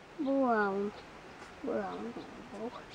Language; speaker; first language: English; non-native, learner; Russian